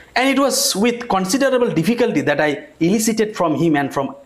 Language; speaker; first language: English; non-native, local second language; Bangla